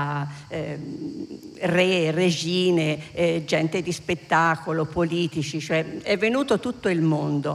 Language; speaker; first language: Italian; native; Italian